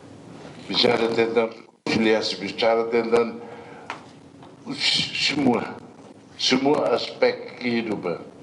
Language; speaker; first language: Indonesian; non-native, local second language; Tetum